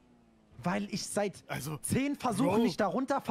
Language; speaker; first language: German; native; German